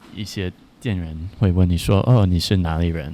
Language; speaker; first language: Chinese; non-native, fluent; English